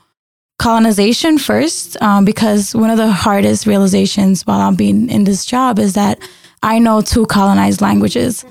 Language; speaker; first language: English; early bilingual, other home language; Spanish